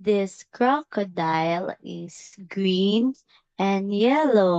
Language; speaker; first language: English; non-native, learner; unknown